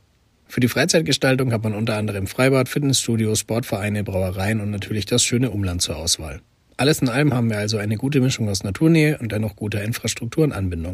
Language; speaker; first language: German; native; German